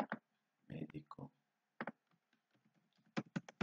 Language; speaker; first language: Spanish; non-native, fluent; English